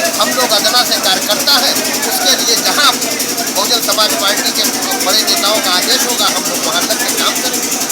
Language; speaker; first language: Hindi; native; Hindi